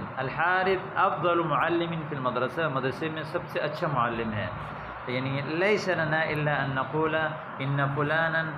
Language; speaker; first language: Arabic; non-native, fluent; Urdu